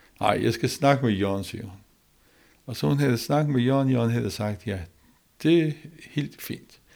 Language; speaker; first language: Danish; non-native, learner; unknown